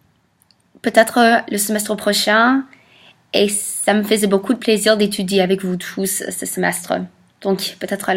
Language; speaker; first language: French; non-native, fluent; English